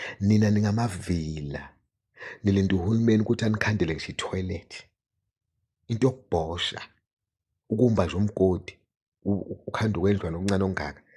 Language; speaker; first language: Zulu; native; Zulu